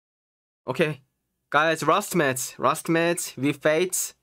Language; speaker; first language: English; non-native, learner; Korean